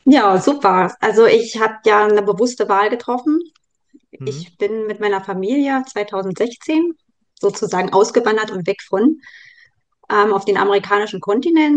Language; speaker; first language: German; native; German